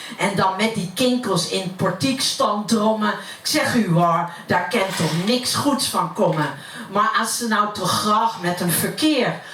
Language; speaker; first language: Dutch; native; Dutch